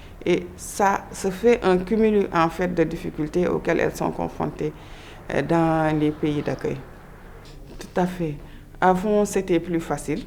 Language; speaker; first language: French; non-native, local second language; Wolof